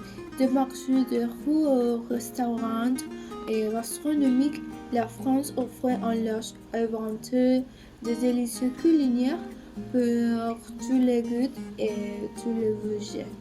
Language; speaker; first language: French; non-native, learner; Spanish